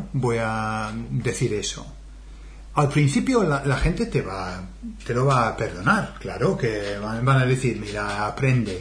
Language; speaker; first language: Spanish; non-native, fluent; English